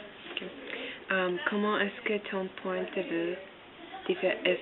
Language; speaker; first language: French; non-native, learner; English